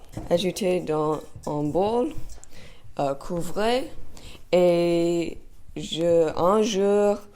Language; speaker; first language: French; non-native, learner; English